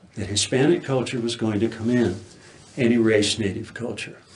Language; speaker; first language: English; native; English